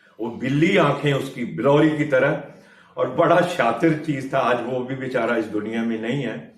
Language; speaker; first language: Hindi; native; Hindi